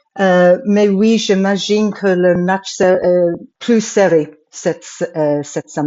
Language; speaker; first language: French; non-native, fluent; English